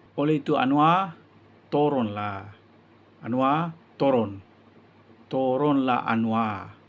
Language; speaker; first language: Malay; non-native, local second language; Tamil